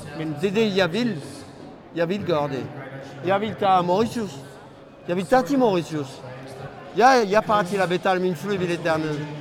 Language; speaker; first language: Danish; non-native, fluent; French